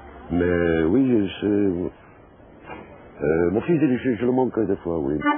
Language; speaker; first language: French; non-native, learner; Dutch